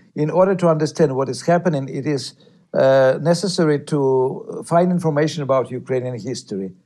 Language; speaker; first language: English; non-native, fluent; Russian